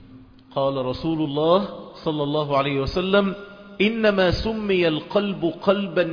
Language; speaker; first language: Arabic; native; Arabic